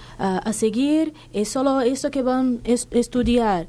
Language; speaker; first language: Spanish; non-native, fluent; Portuguese